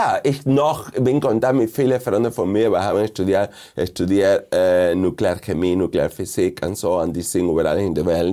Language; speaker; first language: German; non-native, fluent; Spanish